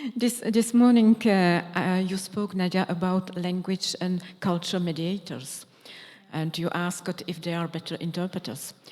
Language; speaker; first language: English; non-native, fluent; Czech